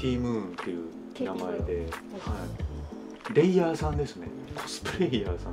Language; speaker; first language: Japanese; native; Japanese